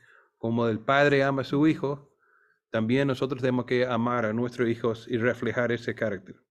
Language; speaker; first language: Spanish; non-native, fluent; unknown